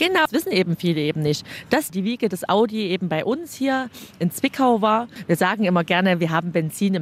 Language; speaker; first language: German; native; German